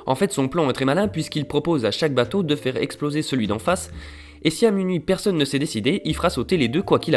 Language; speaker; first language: French; native; French